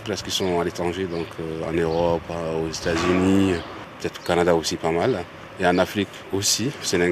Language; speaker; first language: French; non-native, local second language; Arabic